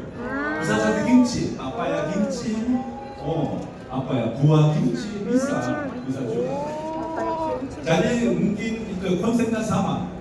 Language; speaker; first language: Indonesian; non-native, learner; Korean